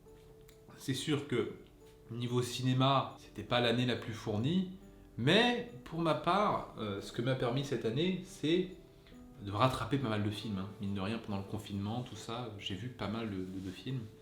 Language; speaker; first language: French; native; French